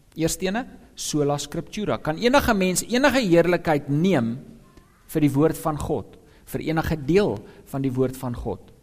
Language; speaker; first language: Afrikaans; non-native, local second language; English